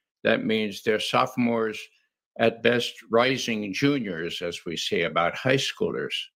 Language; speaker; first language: English; native; English